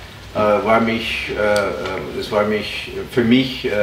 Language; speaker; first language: German; non-native, fluent; English